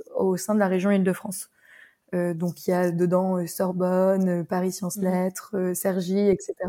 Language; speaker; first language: French; native; French